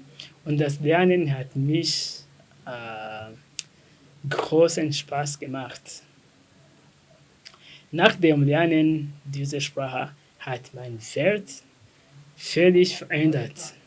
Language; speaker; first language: German; non-native, fluent; Kinyarwanda